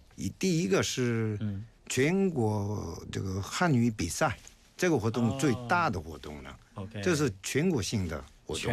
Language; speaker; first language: Chinese; non-native, fluent; Korean